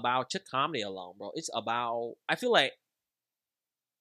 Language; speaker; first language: English; non-native, learner; Vietnamese